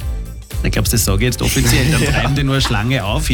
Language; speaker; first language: German; native; German